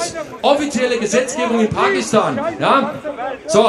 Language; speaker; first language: German; native; German